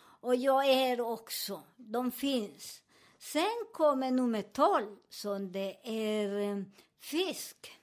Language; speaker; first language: Swedish; non-native, learner; Spanish